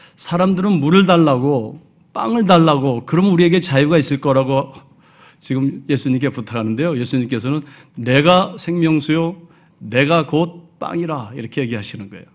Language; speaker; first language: Korean; early bilingual, heritage; Korean